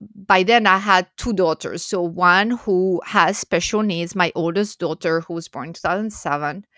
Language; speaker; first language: English; non-native, fluent; French